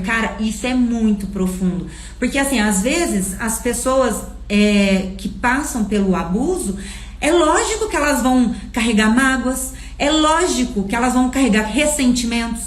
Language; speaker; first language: Portuguese; native; Portuguese